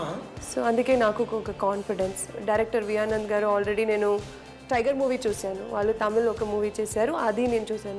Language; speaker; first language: Telugu; non-native, learner; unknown